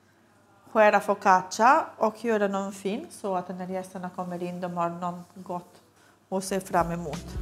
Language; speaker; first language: Swedish; non-native, fluent; Italian